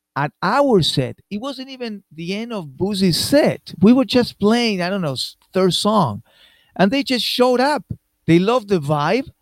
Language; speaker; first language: English; non-native, fluent; Spanish